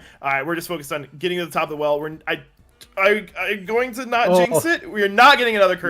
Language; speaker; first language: English; native; English